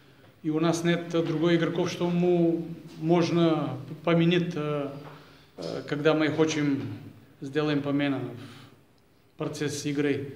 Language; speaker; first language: Russian; non-native, learner; Bulgarian